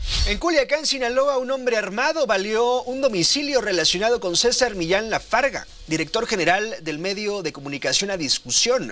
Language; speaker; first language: Spanish; native; Spanish